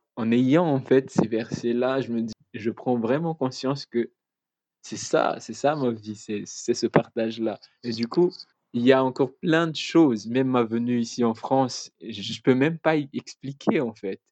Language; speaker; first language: French; non-native, local second language; Malagasy